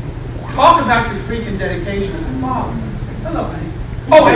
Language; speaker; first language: English; native; English